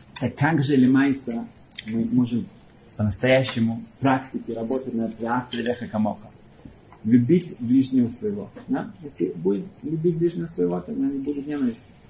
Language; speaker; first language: Russian; early bilingual, heritage; Russian